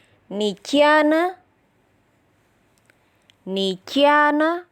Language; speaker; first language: Chinese; non-native, fluent; Indonesian